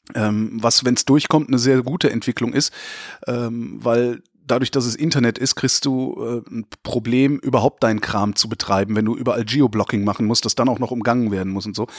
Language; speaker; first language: German; native; German